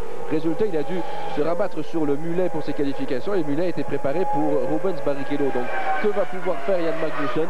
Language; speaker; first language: French; native; French